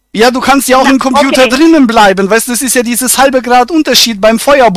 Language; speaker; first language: German; native; German